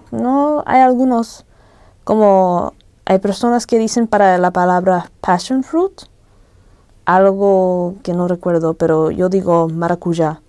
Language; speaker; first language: Spanish; early bilingual, heritage; English